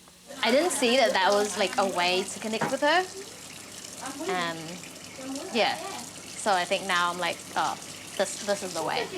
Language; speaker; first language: English; early bilingual, other home language; Vietnamese